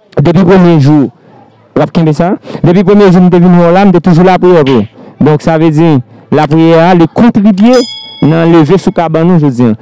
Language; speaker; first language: Haitian Creole; native; Haitian Creole